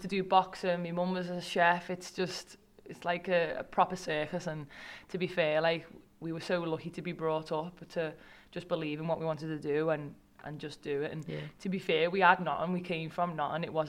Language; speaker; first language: English; native; English